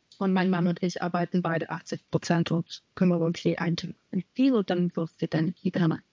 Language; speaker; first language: German; native; German